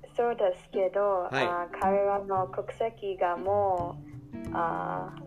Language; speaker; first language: Japanese; non-native, fluent; English